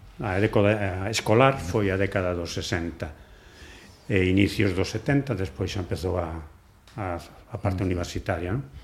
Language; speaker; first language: Galician; non-native, local second language; Spanish